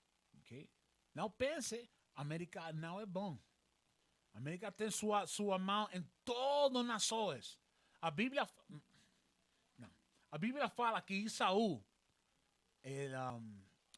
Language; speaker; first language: Portuguese; non-native, learner; Spanish